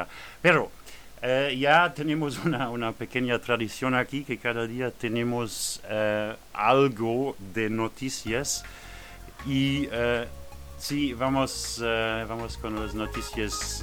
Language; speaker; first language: Spanish; non-native, learner; French